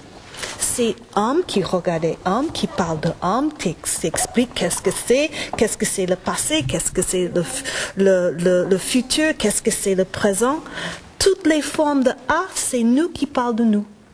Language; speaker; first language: French; non-native, learner; English